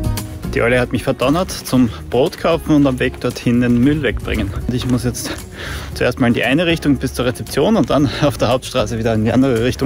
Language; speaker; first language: German; native; German